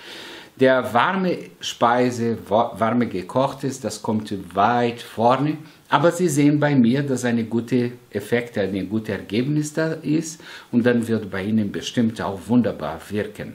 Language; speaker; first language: German; non-native, fluent; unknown